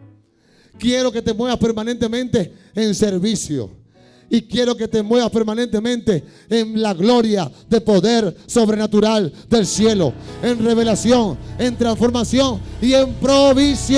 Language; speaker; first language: Spanish; native; Spanish